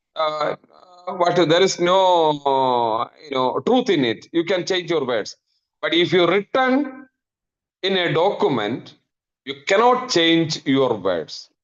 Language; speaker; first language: English; non-native, local second language; Malayalam